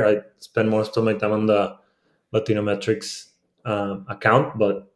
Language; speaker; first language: English; non-native, fluent; Spanish